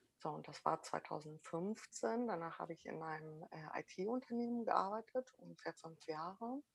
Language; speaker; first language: German; early bilingual, other home language; Arabic